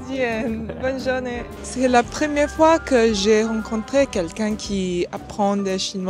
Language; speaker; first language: French; non-native, learner; English